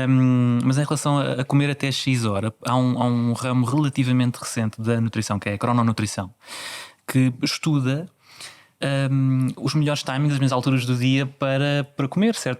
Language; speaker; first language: Portuguese; native; Portuguese